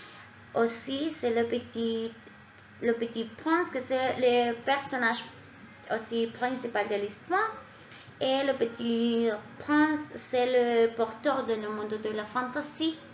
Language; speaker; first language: French; non-native, learner; Spanish